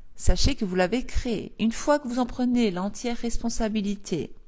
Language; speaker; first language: French; native; French